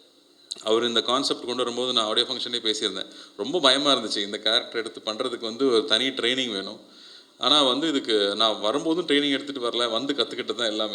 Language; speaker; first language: Tamil; native; Tamil